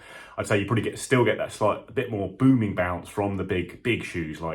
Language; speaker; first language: English; native; English